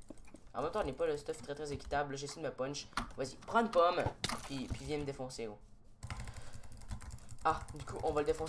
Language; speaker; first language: French; native; French